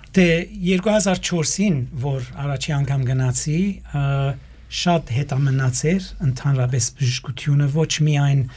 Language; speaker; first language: Armenian; early bilingual, heritage; Armenian